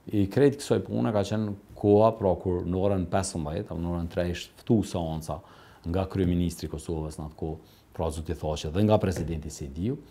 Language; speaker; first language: Albanian; native; Albanian